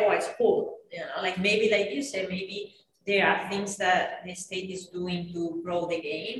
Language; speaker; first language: English; non-native, fluent; Spanish